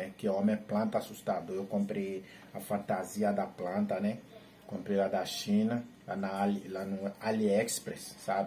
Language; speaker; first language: Portuguese; non-native, learner; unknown